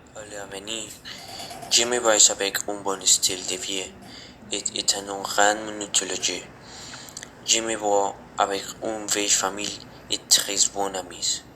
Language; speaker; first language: French; non-native, learner; Spanish